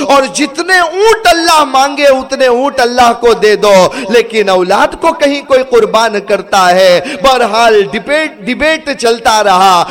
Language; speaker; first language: Urdu; early bilingual, heritage; Urdu